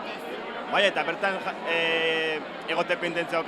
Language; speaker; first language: Basque; native; Basque